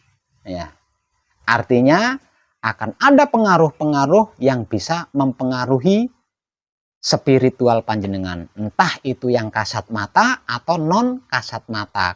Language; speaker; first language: Indonesian; non-native, local second language; Javanese